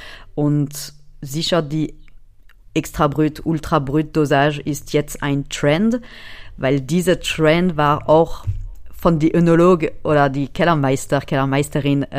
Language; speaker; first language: German; non-native, fluent; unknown